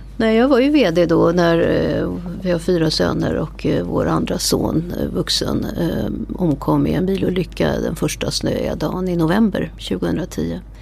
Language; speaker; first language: Swedish; native; Swedish